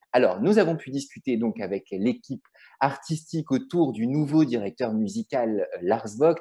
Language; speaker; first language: French; native; French